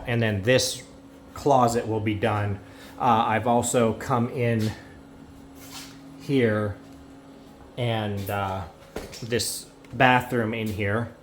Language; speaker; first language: English; native; English